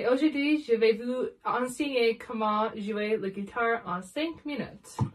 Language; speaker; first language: French; non-native, learner; English